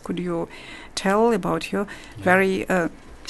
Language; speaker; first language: English; non-native, learner; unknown